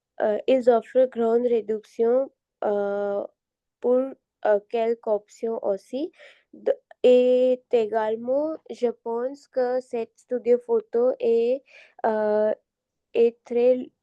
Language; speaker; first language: French; non-native, learner; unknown